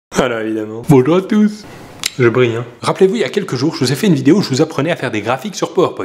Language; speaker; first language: French; native; French